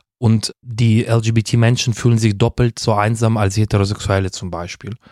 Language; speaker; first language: German; non-native, fluent; Russian